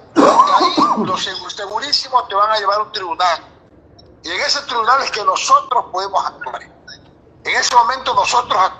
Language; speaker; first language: Spanish; native; Spanish